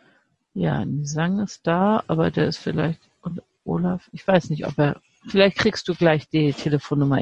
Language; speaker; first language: German; native; German